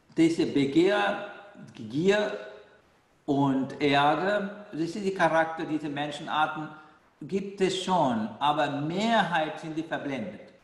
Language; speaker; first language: German; non-native, fluent; Sinhala